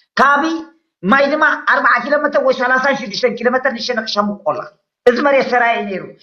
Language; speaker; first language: Tigrinya; native; Tigrinya